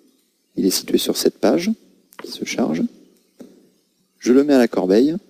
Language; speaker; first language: French; native; French